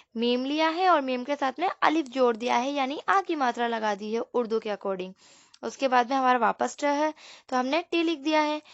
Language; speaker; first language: Hindi; native; Hindi